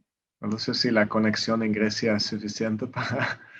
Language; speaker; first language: Spanish; non-native, learner; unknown